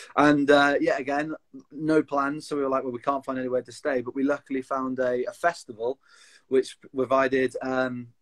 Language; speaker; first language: English; native; English